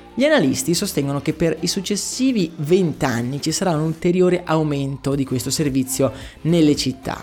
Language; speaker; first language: Italian; native; Italian